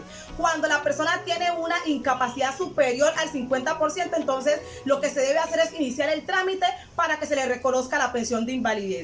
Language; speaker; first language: Spanish; native; Spanish